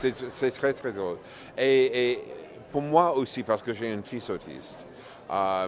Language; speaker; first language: French; non-native, fluent; English